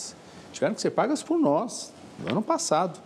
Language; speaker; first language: Portuguese; native; Portuguese